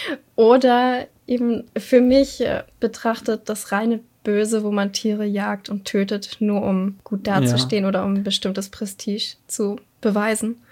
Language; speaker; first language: German; native; German